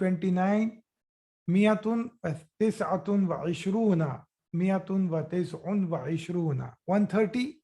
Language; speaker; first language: Arabic; non-native, fluent; Urdu